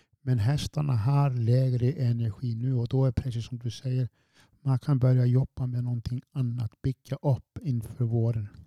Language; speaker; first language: Swedish; non-native, fluent; Icelandic